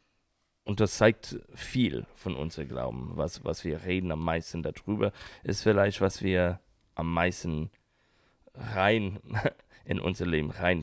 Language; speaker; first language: German; non-native, learner; English